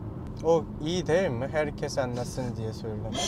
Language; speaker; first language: Turkish; non-native, learner; Korean